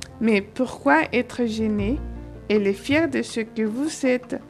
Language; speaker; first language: French; non-native, fluent; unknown